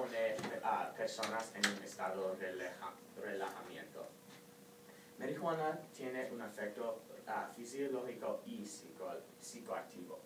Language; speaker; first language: Spanish; non-native, learner; English